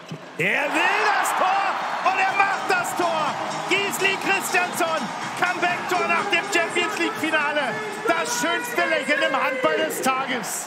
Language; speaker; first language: German; native; German